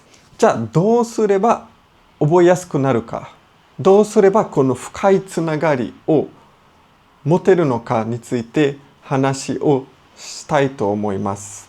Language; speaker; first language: Japanese; non-native, fluent; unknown